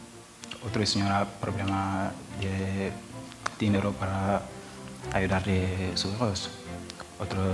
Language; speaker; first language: Spanish; non-native, learner; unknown